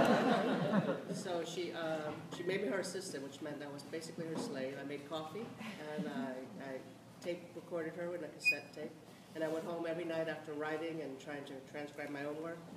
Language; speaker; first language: English; native; English